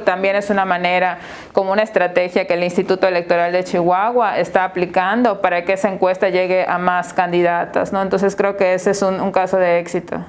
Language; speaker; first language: Spanish; native; Spanish